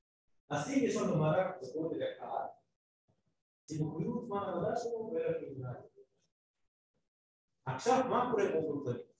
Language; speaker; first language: Hebrew; non-native, fluent; Russian